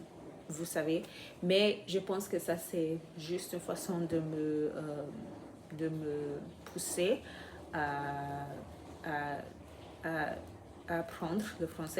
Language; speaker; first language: French; non-native, fluent; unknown